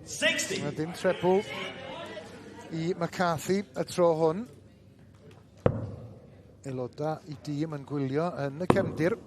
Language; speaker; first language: Welsh; native; Welsh